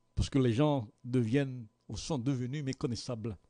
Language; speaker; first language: French; native; French